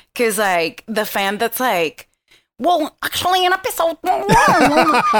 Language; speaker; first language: English; non-native, fluent; Spanish